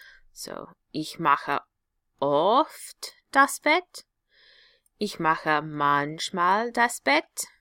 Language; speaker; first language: German; non-native, fluent; English